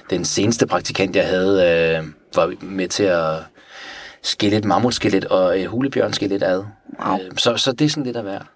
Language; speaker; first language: Danish; early bilingual, other home language; Persian